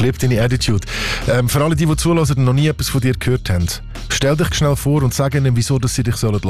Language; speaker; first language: German; native; German